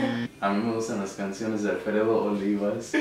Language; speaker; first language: Spanish; early bilingual, heritage; Spanish